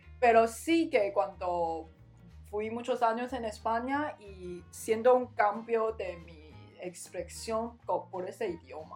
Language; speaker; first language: Spanish; non-native, learner; Chinese